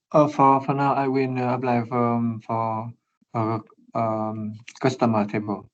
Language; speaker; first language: English; non-native, learner; Vietnamese